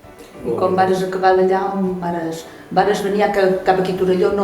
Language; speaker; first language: Catalan; native; Catalan